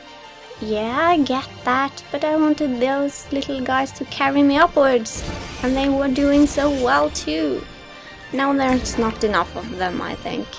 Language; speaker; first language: English; non-native, fluent; Norwegian